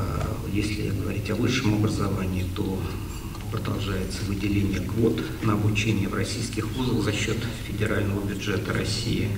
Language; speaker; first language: Russian; native; Russian